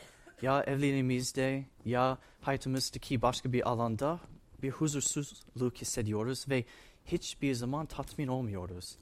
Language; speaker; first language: Turkish; non-native, fluent; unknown